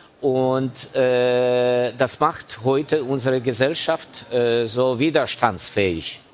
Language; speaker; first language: German; non-native, fluent; Ukrainian